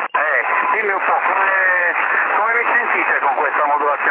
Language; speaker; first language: Italian; native; Italian